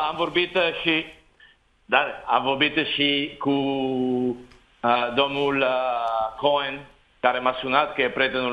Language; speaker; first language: Romanian; non-native, learner; Italian